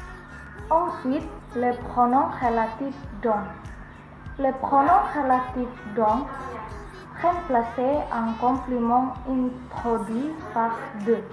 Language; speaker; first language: French; non-native, learner; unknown